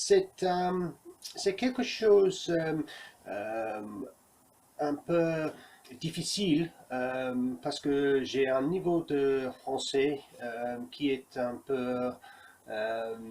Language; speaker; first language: French; non-native, learner; English